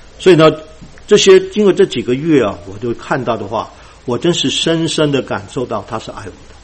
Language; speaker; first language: Chinese; non-native, local second language; Cantonese